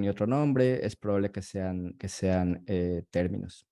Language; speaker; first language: Spanish; native; Spanish